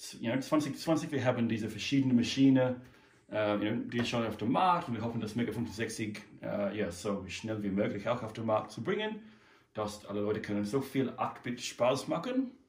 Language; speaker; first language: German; non-native, learner; English